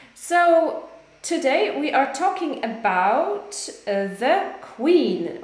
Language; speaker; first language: English; non-native, fluent; Polish